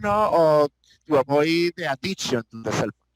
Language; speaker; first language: English; non-native, learner; Spanish